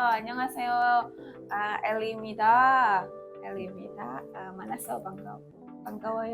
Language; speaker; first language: Korean; non-native, learner; Indonesian